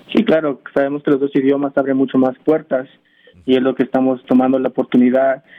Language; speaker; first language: Spanish; early bilingual, heritage; Spanish